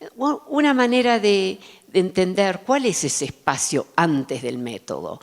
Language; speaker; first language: Spanish; early bilingual, other home language; Dutch